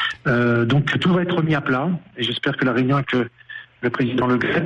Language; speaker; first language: French; native; French